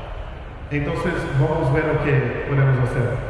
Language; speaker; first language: Spanish; non-native, fluent; Portuguese